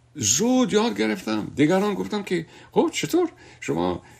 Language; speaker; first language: Persian; non-native, fluent; English